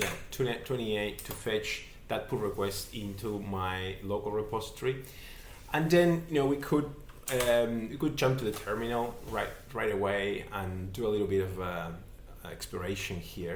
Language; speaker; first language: English; non-native, fluent; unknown